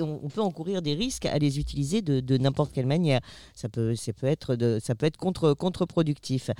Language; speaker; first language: French; native; French